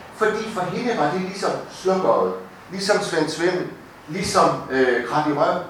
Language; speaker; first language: Danish; native; Danish